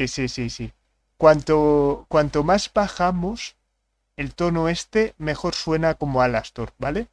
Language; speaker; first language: Spanish; native; Spanish